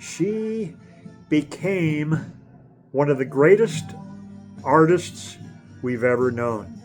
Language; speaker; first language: English; native; English